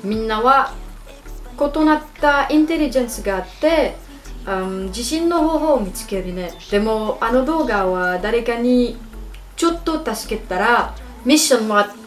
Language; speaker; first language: Japanese; non-native, learner; French